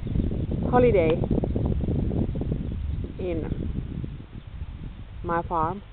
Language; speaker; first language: English; non-native, learner; Finnish